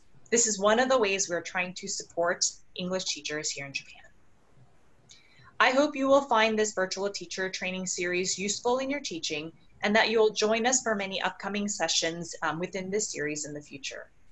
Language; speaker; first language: English; native; English